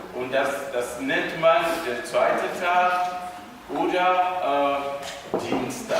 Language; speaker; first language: German; non-native, fluent; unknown